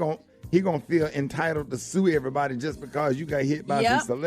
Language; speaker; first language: English; native; English